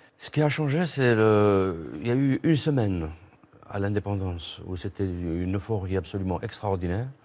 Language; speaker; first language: French; non-native, local second language; Kabyle